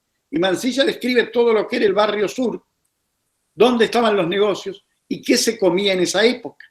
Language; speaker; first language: Spanish; native; Spanish